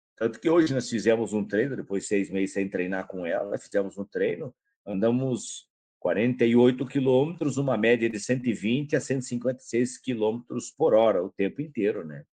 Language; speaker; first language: Portuguese; native; Portuguese